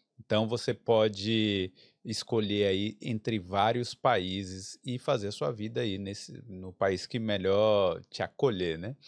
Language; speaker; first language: Portuguese; native; Portuguese